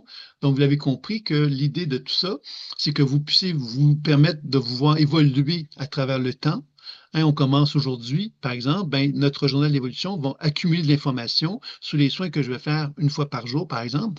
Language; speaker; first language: French; native; French